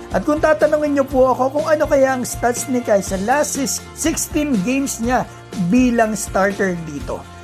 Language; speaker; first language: Filipino; native; Filipino